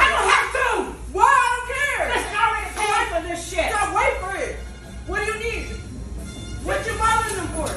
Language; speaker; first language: English; native; English